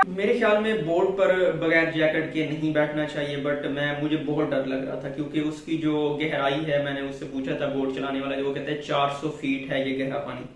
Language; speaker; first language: Urdu; non-native, local second language; Punjabi